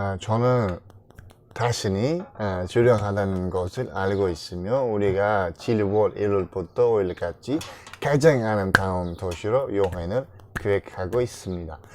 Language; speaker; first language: Korean; non-native, learner; Uzbek